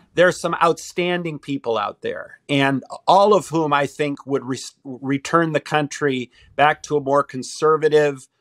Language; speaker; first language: English; native; English